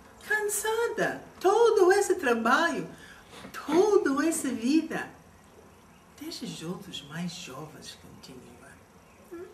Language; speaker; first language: Portuguese; non-native, fluent; English